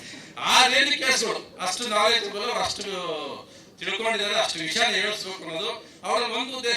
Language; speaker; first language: Kannada; native; Kannada